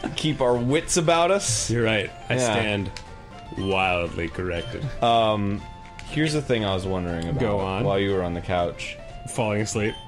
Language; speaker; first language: English; native; English